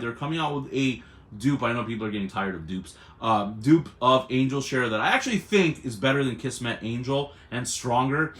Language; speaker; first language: English; native; English